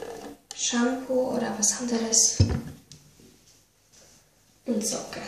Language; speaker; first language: German; non-native, learner; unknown